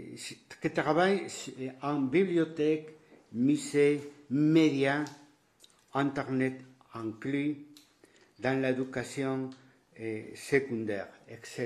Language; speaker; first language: French; non-native, fluent; Spanish